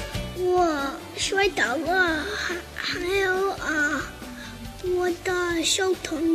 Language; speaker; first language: Chinese; non-native, learner; English